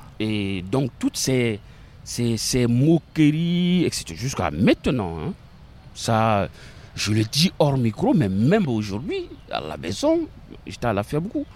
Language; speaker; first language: French; non-native, local second language; Bambara